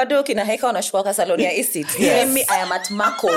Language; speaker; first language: English; non-native, local second language; Swahili